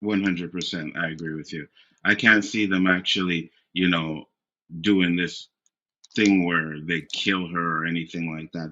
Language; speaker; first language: English; native; English